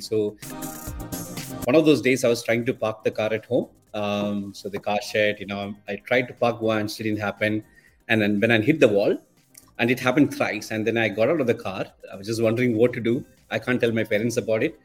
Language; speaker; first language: English; non-native, local second language; Malayalam